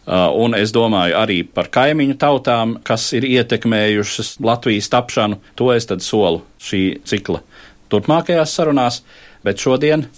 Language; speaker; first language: Latvian; native; Latvian